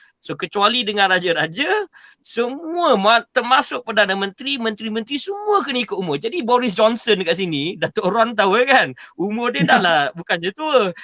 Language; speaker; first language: Malay; native; Malay